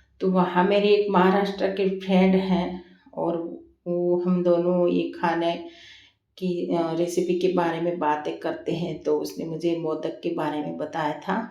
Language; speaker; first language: Hindi; non-native, local second language; Gujarati